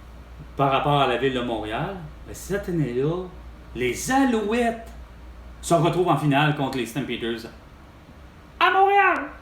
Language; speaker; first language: French; native; French